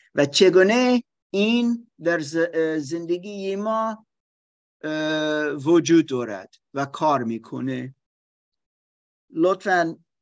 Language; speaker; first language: Persian; non-native, learner; German